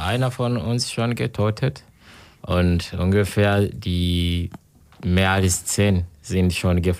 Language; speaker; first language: German; non-native, learner; Kinyarwanda